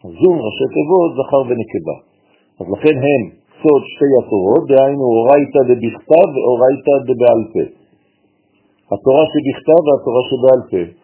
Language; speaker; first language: Hebrew; non-native, fluent; French